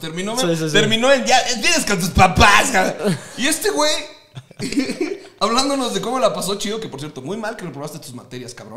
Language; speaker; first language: Spanish; native; Spanish